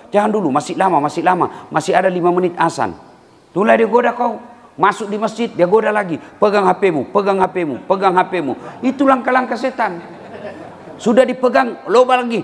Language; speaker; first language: Indonesian; native; Indonesian